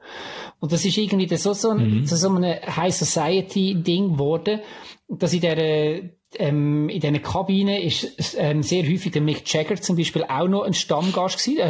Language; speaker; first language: German; native; German